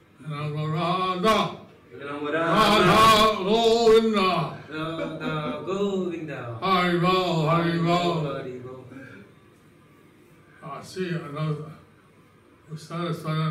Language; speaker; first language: Spanish; non-native, learner; English